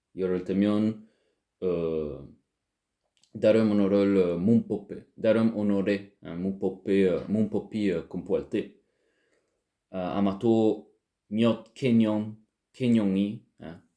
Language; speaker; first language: Korean; non-native, learner; French